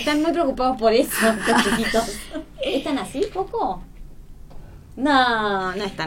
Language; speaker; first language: Spanish; native; Spanish